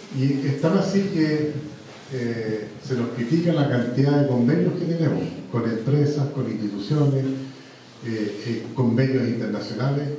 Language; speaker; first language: Spanish; native; Spanish